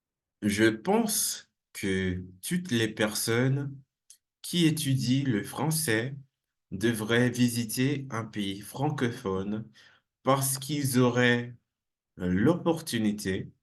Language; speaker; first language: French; non-native, fluent; English